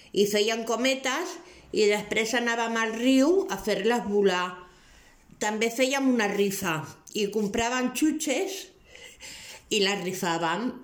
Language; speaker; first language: Catalan; non-native, local second language; Spanish